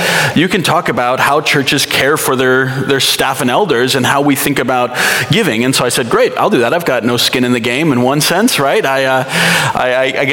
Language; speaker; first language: English; native; English